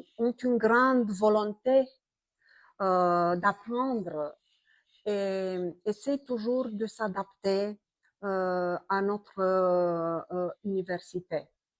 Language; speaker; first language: French; non-native, fluent; Romanian